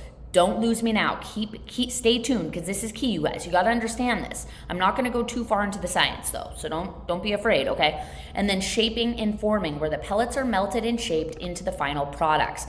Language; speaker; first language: English; native; English